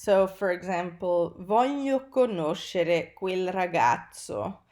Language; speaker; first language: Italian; non-native, fluent; English